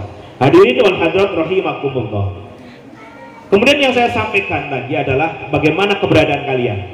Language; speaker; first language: Indonesian; non-native, local second language; Javanese